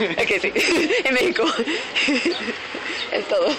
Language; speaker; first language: Spanish; non-native, learner; English